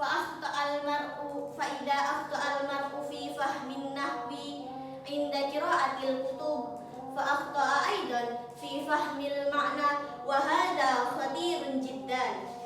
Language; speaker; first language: Arabic; non-native, learner; Indonesian